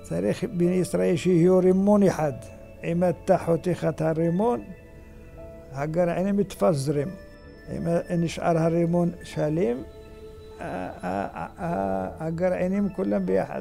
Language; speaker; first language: Hebrew; non-native, fluent; Arabic